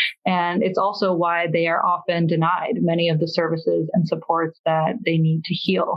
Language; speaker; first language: English; early bilingual, other home language; Persian